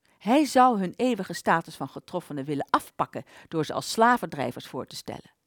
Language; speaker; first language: Dutch; native; Dutch